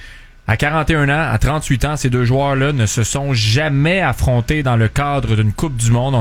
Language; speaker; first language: French; native; French